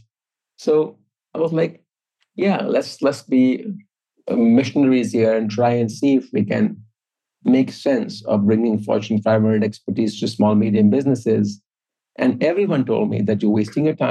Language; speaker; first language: English; non-native, local second language; Hindi